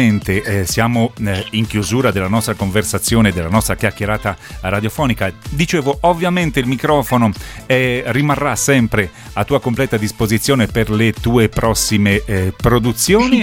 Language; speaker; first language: Italian; native; Italian